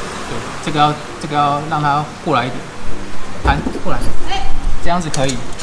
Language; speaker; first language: Chinese; native; Chinese